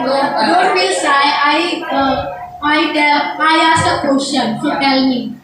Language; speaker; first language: English; non-native, learner; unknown